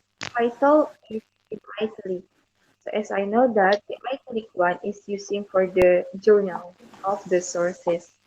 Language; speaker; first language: English; non-native, learner; Indonesian